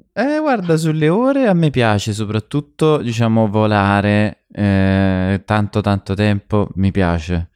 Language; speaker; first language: Italian; native; Italian